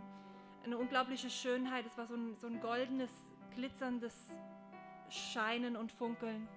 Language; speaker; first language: German; native; German